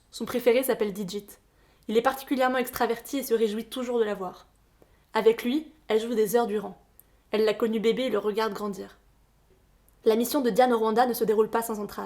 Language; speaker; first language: French; native; French